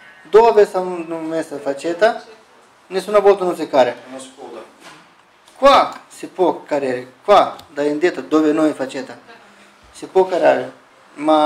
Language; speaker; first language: Italian; non-native, learner; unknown